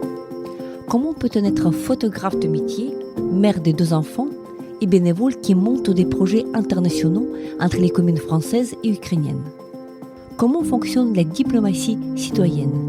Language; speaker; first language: French; non-native, fluent; Ukrainian